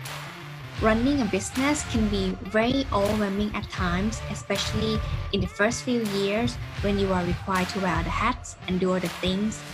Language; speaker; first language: English; non-native, learner; Thai